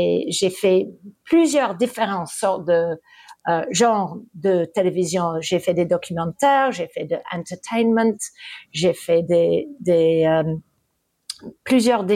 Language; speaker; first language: French; early bilingual, heritage; English